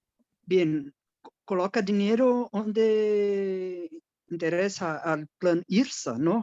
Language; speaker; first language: Spanish; non-native, learner; Portuguese